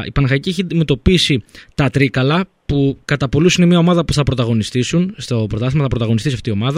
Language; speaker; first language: Greek; native; Greek